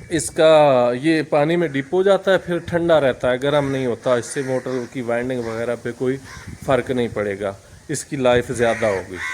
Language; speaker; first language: Urdu; non-native, local second language; Punjabi